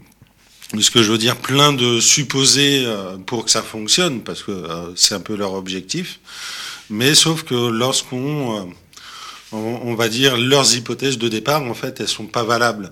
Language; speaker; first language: French; native; French